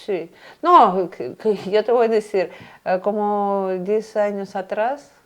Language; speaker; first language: Spanish; non-native, fluent; Russian